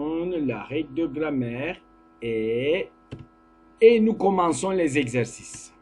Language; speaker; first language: French; non-native, fluent; Turkish